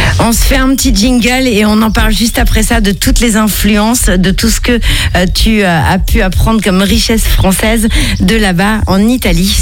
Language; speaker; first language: French; native; French